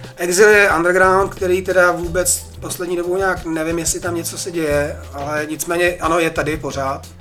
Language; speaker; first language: Czech; native; Czech